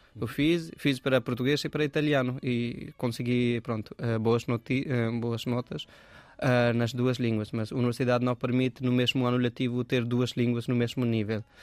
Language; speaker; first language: Portuguese; non-native, fluent; Hindi